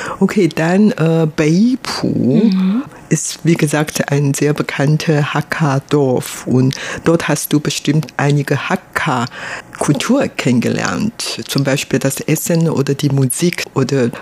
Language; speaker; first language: German; non-native, fluent; Hakka Chinese